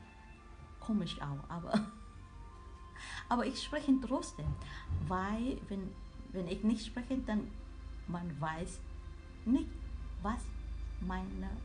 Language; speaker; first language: German; non-native, learner; Vietnamese